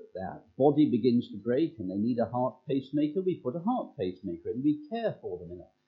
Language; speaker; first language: English; native; English